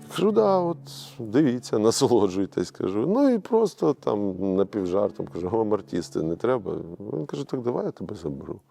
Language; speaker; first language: Ukrainian; native; Ukrainian